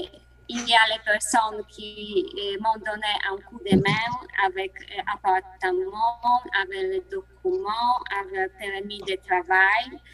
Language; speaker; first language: French; non-native, learner; Polish